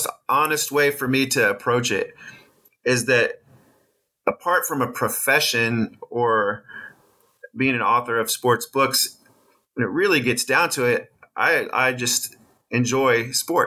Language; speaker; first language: English; native; English